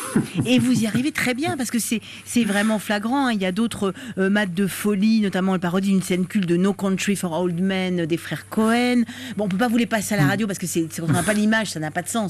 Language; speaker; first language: French; native; French